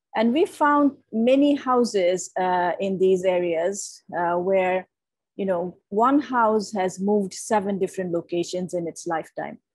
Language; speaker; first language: English; non-native, local second language; Bangla